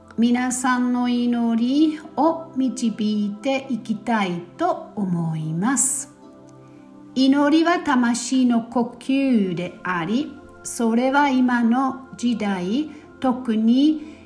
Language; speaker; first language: Japanese; non-native, fluent; German